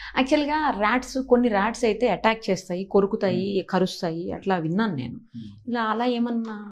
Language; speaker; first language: Telugu; native; Telugu